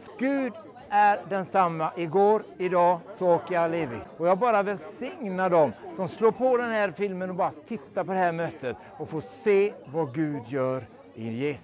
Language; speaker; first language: Swedish; native; Swedish